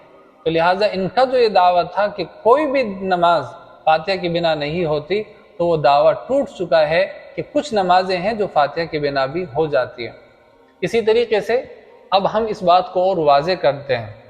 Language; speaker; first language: Urdu; native; Urdu